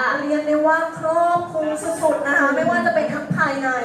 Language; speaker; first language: Thai; native; Thai